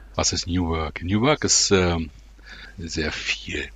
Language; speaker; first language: German; native; German